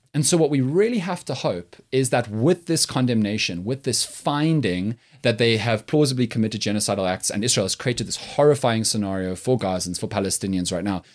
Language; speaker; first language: English; native; English